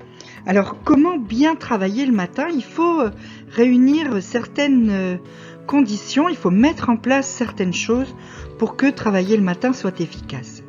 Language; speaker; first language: French; native; French